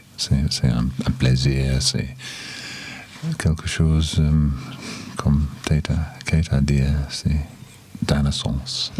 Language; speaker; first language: French; non-native, learner; English